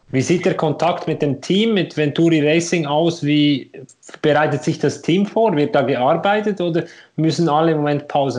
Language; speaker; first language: German; native; German